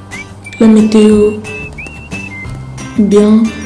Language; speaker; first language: French; early bilingual, other home language; Arabic